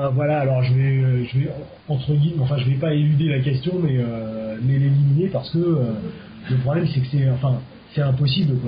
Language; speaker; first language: French; native; French